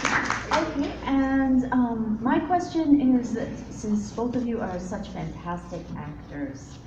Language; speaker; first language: English; native; English